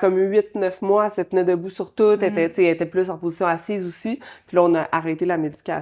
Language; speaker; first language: French; native; French